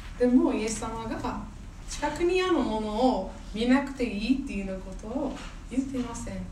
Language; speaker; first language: Japanese; non-native, fluent; English